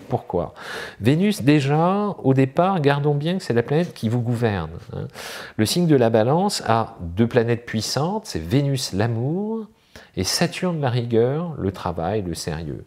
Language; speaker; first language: French; native; French